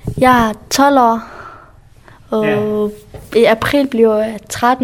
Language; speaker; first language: Danish; early bilingual, other home language; Kurdish